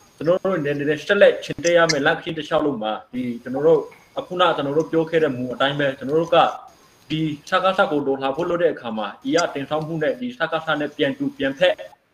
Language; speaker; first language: Burmese; non-native, local second language; Hakha Chin